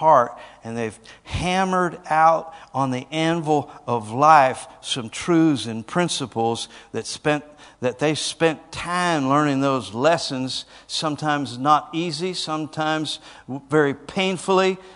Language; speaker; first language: English; native; English